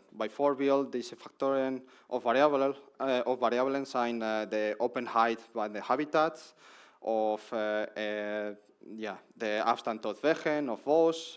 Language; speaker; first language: Dutch; non-native, learner; Spanish